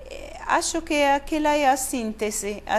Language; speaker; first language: Portuguese; non-native, fluent; Italian